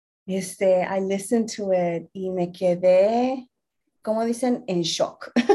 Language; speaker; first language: Spanish; early bilingual, heritage; Spanish